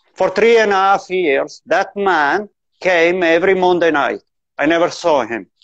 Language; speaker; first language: English; non-native, fluent; Italian